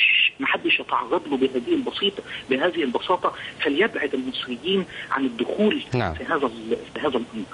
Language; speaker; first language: Arabic; native; Arabic